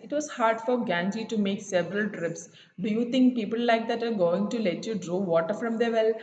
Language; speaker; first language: English; non-native, local second language; Malayalam